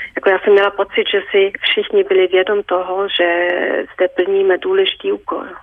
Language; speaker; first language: Czech; early bilingual, heritage; Czech